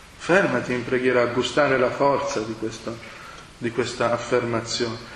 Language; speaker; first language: Italian; non-native, fluent; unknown